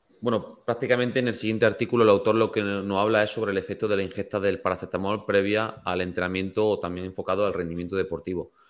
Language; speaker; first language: Spanish; native; Spanish